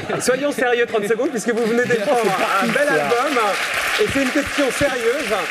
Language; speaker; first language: French; native; French